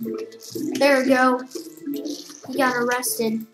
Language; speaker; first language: English; native; English